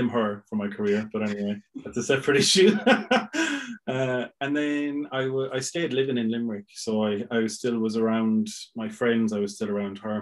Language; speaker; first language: English; native; English